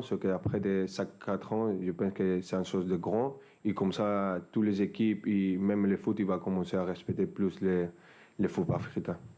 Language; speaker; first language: French; non-native, fluent; Spanish